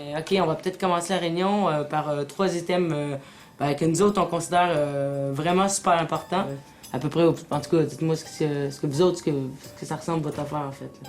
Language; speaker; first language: French; native; French